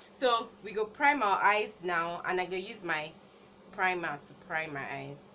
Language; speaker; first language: Nigerian Pidgin; non-native, local second language; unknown